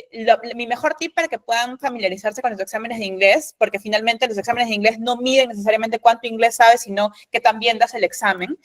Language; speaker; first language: Spanish; native; Spanish